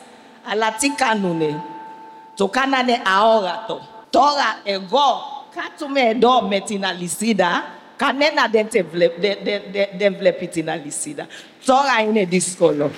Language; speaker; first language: Greek; non-native, learner; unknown